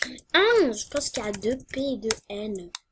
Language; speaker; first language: French; native; French